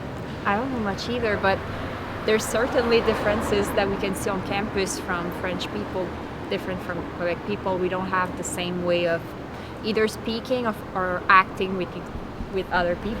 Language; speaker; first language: English; non-native, fluent; French